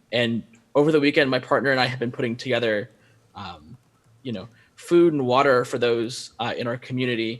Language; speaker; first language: English; native; English